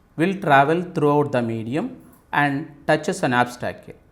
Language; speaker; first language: English; non-native, local second language; Telugu